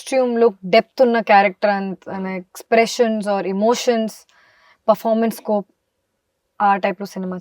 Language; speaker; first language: Telugu; non-native, local second language; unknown